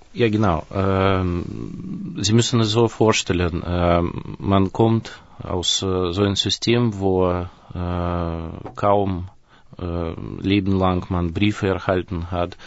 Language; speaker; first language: German; non-native, fluent; Russian